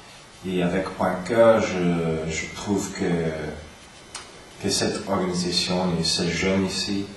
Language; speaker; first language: French; non-native, learner; English